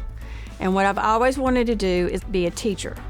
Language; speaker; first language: English; native; English